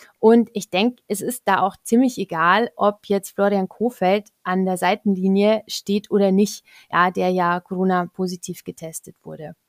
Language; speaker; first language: German; native; German